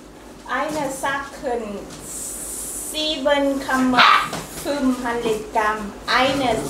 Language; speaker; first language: German; non-native, learner; Thai